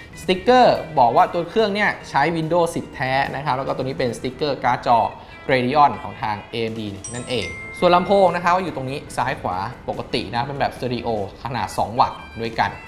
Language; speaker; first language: Thai; native; Thai